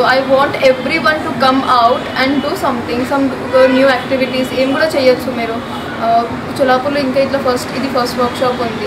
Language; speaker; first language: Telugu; early bilingual, heritage; Telugu